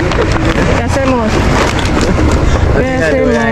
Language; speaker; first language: Spanish; non-native, learner; Filipino